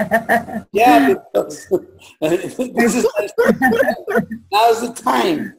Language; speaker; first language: English; non-native, learner; Spanish